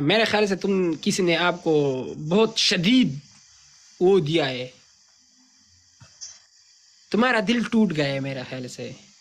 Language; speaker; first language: Urdu; non-native, local second language; Pashto